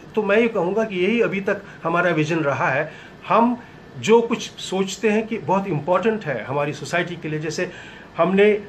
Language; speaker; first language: Hindi; native; Hindi